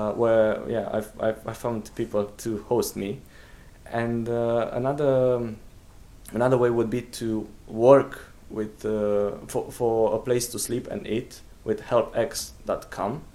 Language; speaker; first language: English; non-native, fluent; Romanian